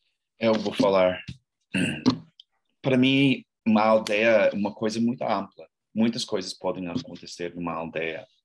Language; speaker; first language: Portuguese; non-native, learner; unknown